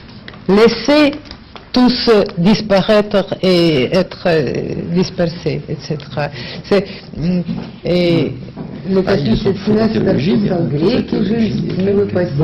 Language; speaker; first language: French; non-native, learner; Russian